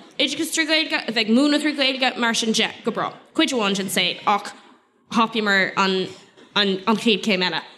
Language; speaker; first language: Irish; non-native, local second language; English